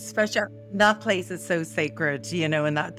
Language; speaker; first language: English; native; English